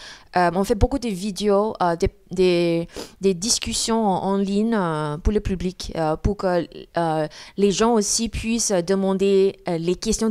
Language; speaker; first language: French; non-native, fluent; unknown